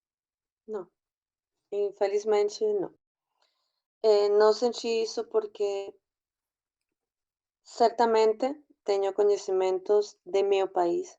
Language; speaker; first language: Portuguese; non-native, fluent; Spanish